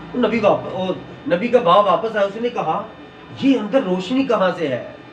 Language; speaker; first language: Urdu; non-native, local second language; Punjabi